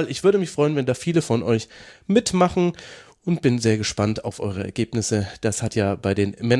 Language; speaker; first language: German; native; German